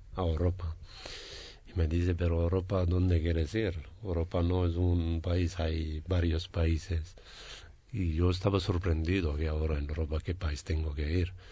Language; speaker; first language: Spanish; non-native, learner; Pashto